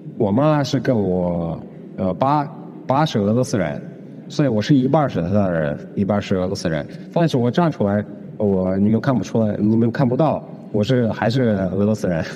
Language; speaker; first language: Chinese; non-native, fluent; Russian